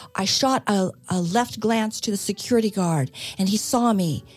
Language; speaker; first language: English; native; English